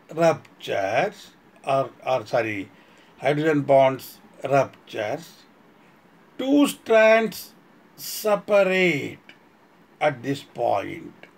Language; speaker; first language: English; non-native, local second language; Kannada